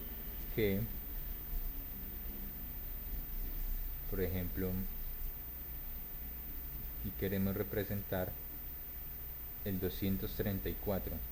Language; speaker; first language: Spanish; native; Spanish